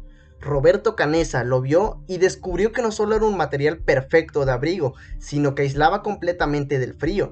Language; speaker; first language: Spanish; native; Spanish